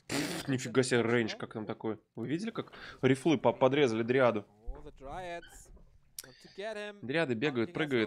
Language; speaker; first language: Russian; native; Russian